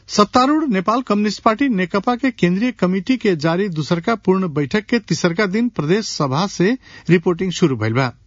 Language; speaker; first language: Bhojpuri; non-native, local second language; Nepali